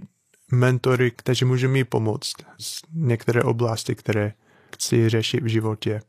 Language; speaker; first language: Czech; non-native, fluent; English